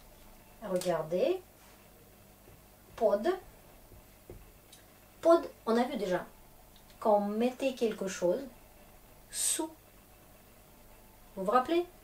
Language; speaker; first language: French; non-native, fluent; Russian